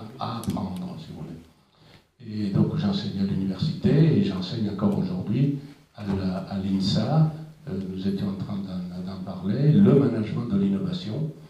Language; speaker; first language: French; non-native, fluent; Italian